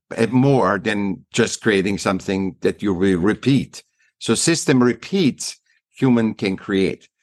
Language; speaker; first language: English; non-native, fluent; German